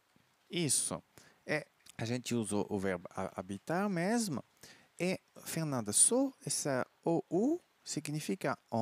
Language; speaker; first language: Portuguese; non-native, fluent; French